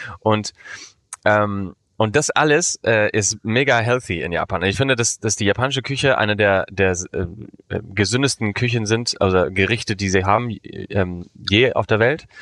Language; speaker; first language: German; early bilingual, heritage; Spanish